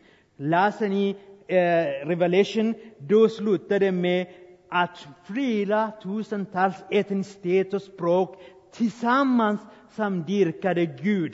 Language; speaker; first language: Swedish; non-native, fluent; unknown